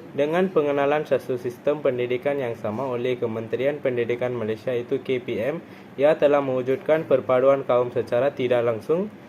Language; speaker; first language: Malay; non-native, local second language; Tamil